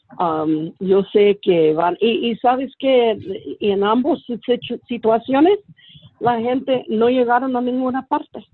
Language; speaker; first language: Spanish; early bilingual, heritage; Spanish